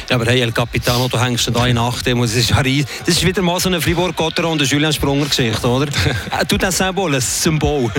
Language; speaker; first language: German; native; German